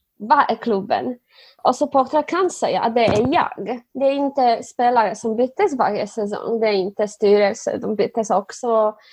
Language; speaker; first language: Swedish; non-native, fluent; Polish